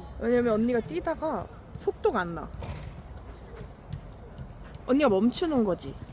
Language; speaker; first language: Korean; native; Korean